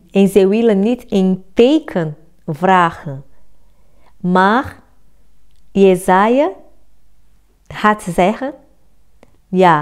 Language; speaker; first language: Dutch; non-native, fluent; Portuguese